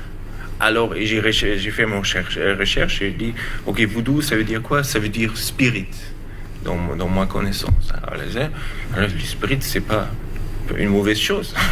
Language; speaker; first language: French; non-native, learner; German